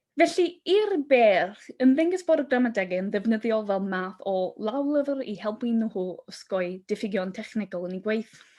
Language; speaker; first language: Welsh; non-native, fluent; English